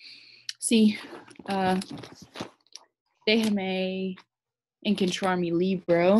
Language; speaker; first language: Spanish; non-native, learner; English